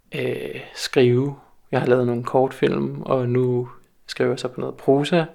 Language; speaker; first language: Danish; native; Danish